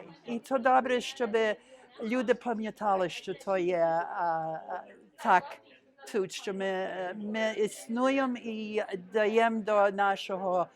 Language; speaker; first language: Ukrainian; early bilingual, heritage; Ukrainian